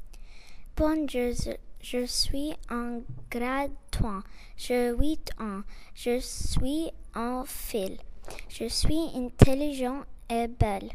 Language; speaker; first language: French; non-native, learner; Arabic